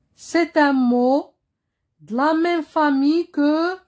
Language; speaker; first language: French; non-native, local second language; Arabic